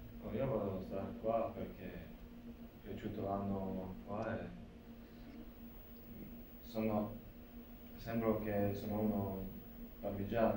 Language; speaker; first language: Italian; non-native, learner; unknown